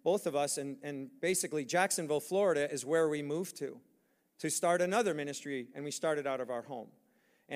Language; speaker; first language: English; native; English